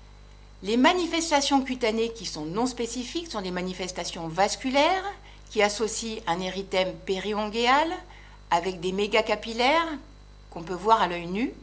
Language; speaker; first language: French; native; French